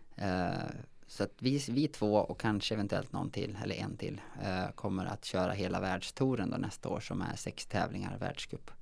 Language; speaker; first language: Swedish; native; Swedish